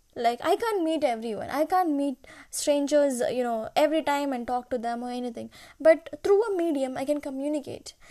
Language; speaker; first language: English; non-native, local second language; Malayalam